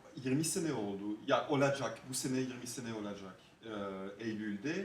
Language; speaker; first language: Turkish; non-native, fluent; French